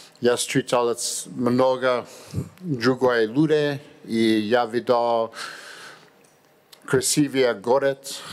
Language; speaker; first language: Russian; non-native, learner; English